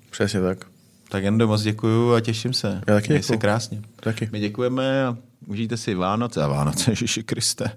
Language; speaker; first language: Czech; native; Czech